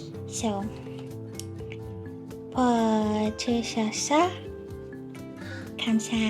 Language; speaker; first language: Korean; non-native, learner; English